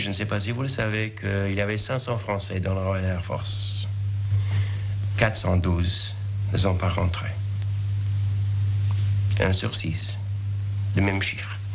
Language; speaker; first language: French; non-native, fluent; English